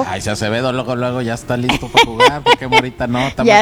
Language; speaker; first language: Spanish; native; Spanish